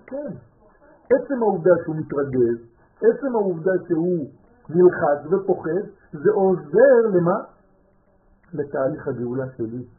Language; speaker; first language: Hebrew; non-native, fluent; French